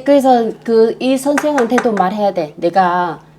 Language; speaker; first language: Korean; non-native, learner; Vietnamese